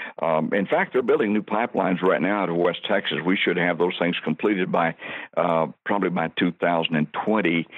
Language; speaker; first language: English; native; English